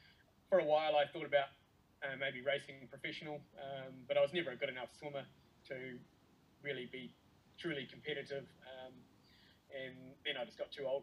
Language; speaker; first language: English; native; English